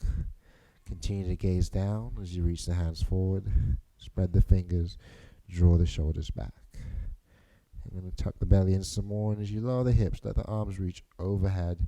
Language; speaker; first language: English; native; English